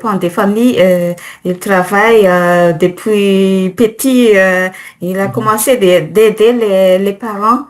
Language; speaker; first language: French; non-native, learner; Malagasy